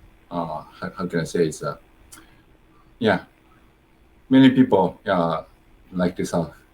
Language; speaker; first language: English; non-native, learner; Japanese